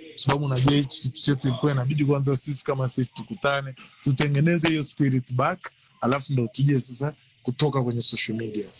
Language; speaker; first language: Swahili; native; Swahili